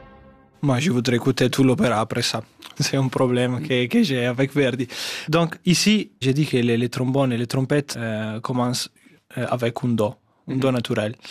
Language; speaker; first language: French; non-native, fluent; Italian